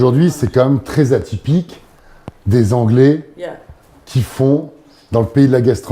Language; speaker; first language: French; native; French